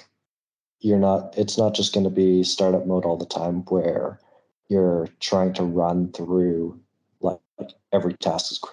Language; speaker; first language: English; native; English